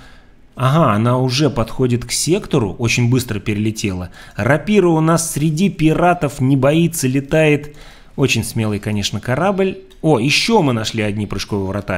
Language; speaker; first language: Russian; native; Russian